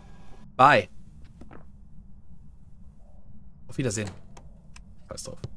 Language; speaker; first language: German; native; German